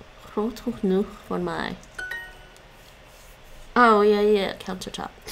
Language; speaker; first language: Dutch; non-native, learner; English